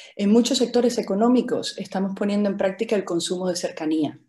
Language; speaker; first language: Spanish; native; Spanish